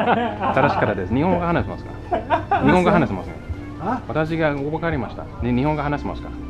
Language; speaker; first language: Japanese; non-native, learner; English